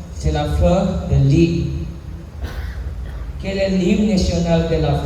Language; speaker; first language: French; non-native, learner; Sinhala